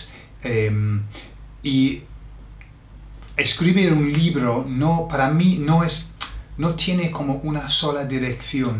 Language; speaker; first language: Spanish; non-native, fluent; English